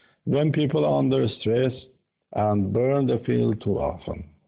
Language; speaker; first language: English; non-native, fluent; Persian